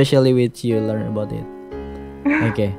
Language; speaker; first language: English; non-native, learner; Indonesian